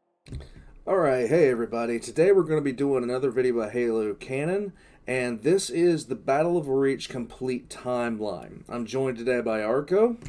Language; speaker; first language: English; native; English